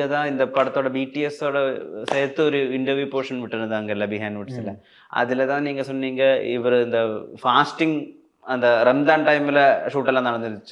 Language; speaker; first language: Tamil; non-native, fluent; Malayalam